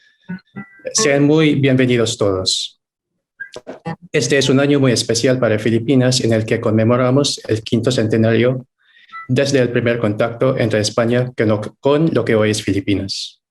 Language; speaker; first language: Spanish; non-native, fluent; Filipino